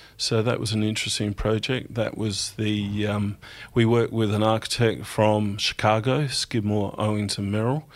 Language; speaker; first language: English; native; English